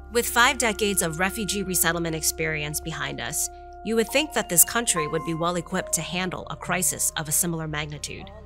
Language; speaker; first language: English; native; English